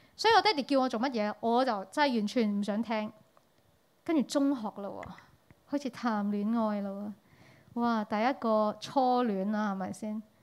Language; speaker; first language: Cantonese; early bilingual, heritage; Cantonese